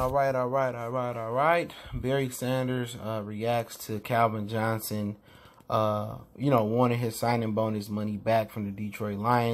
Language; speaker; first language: English; native; English